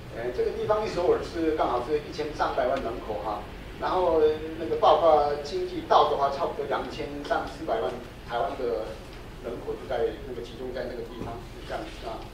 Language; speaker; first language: Chinese; non-native, fluent; Korean